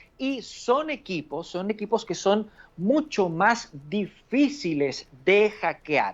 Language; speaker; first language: Spanish; native; Spanish